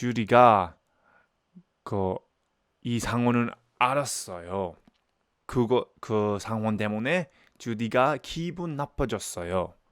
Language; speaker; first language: Korean; non-native, learner; English